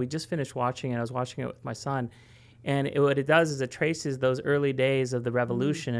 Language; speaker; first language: English; early bilingual, other home language; Spanish